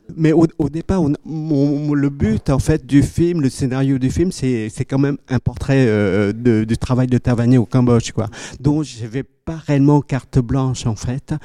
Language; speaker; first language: French; early bilingual, other home language; Khmer